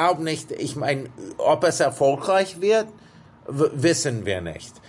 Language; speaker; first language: German; non-native, fluent; English